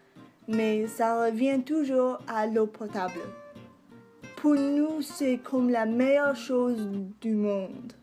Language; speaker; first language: French; non-native, local second language; English